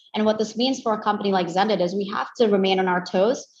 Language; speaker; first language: English; non-native, fluent; Indonesian